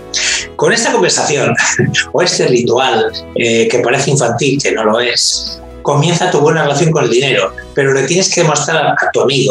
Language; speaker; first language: Spanish; native; Spanish